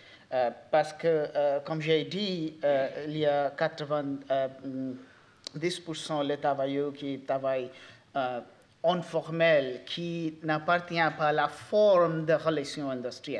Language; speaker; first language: French; non-native, learner; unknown